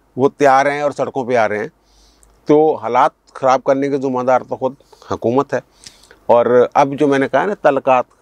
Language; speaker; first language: Urdu; non-native, local second language; Punjabi